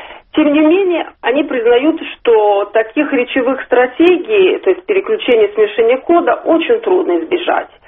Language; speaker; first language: Russian; non-native, fluent; Italian